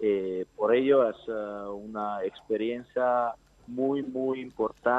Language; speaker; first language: Spanish; non-native, learner; Italian